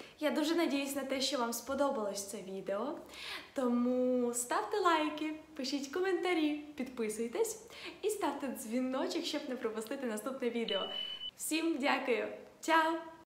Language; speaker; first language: Ukrainian; native; Ukrainian